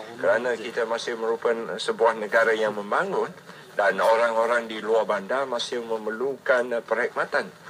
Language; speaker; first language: Malay; non-native, local second language; Hakka Chinese